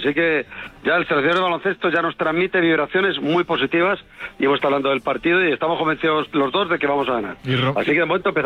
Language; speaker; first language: Spanish; native; Spanish